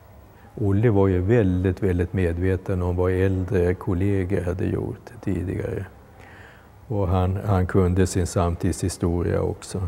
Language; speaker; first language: Swedish; native; Swedish